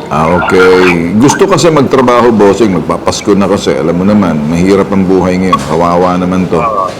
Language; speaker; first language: Filipino; native; Filipino